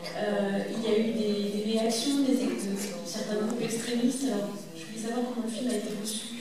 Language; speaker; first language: French; native; French